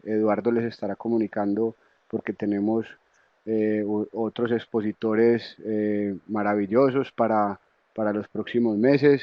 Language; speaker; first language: Spanish; native; Spanish